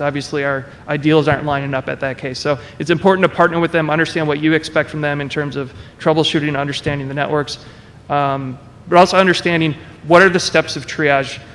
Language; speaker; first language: English; native; English